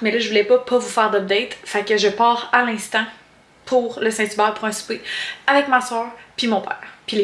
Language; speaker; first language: French; native; French